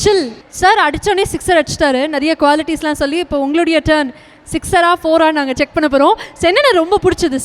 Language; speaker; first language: Tamil; native; Tamil